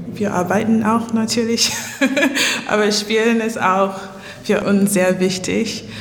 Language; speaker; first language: German; non-native, fluent; English